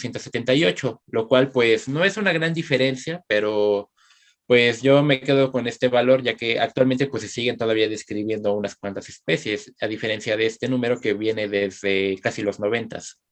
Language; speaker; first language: Spanish; native; Spanish